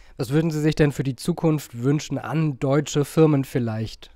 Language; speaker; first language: German; native; German